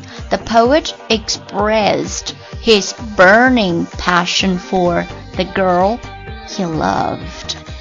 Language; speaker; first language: English; non-native, fluent; Chinese